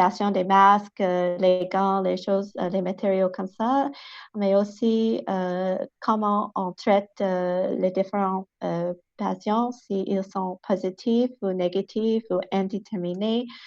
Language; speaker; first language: French; non-native, local second language; English